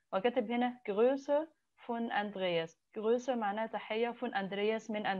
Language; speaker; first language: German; non-native, fluent; Arabic